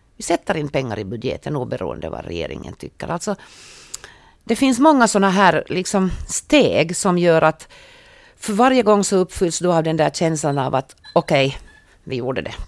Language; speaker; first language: Swedish; native; Swedish